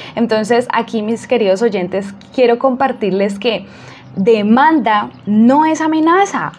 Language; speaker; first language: Spanish; native; Spanish